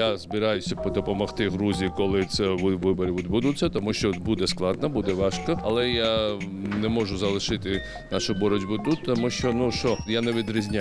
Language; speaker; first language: Ukrainian; non-native, learner; Georgian